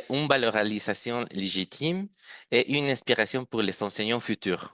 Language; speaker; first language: French; non-native, fluent; Spanish